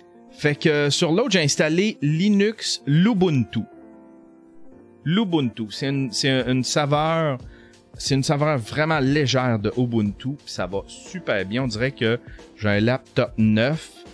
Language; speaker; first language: French; native; French